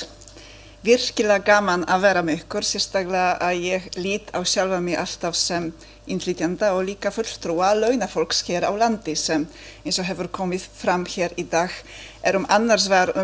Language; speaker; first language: Icelandic; non-native, fluent; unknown